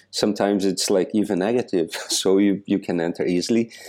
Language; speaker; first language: English; non-native, fluent; Portuguese